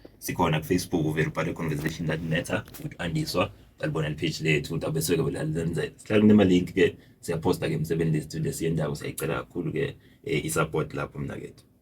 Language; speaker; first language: Zulu; native; Zulu